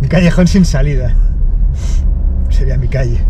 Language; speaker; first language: Spanish; native; Spanish